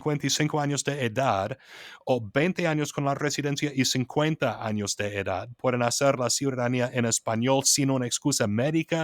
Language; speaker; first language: Spanish; non-native, fluent; English